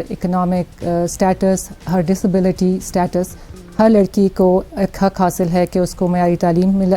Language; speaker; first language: Urdu; native; Urdu